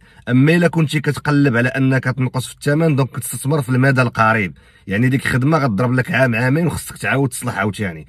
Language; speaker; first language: Arabic; native; Arabic